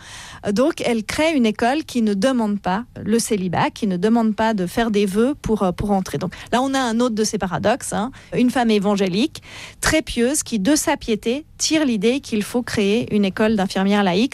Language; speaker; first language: French; native; French